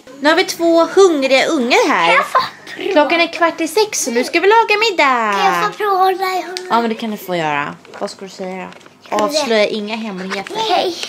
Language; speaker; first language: Swedish; native; Swedish